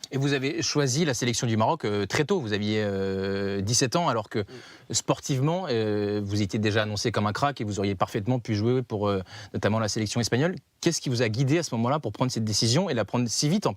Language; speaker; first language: French; native; French